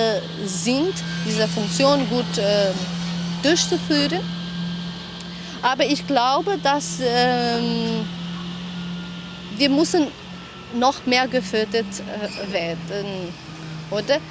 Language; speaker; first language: German; non-native, fluent; Portuguese